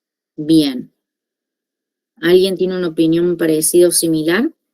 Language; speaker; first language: Spanish; native; Spanish